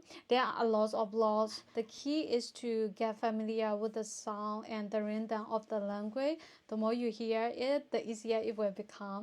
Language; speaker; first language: English; non-native, fluent; Burmese